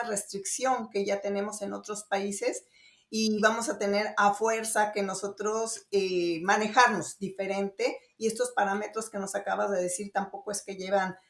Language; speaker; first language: Spanish; native; Spanish